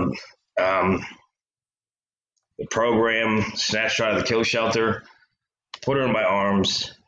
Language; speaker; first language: English; native; English